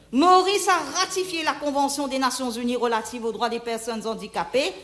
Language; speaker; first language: French; non-native, local second language; Morisyen